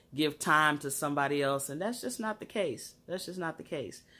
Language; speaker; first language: English; native; English